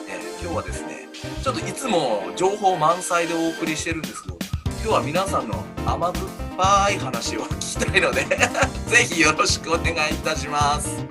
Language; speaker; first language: Japanese; native; Japanese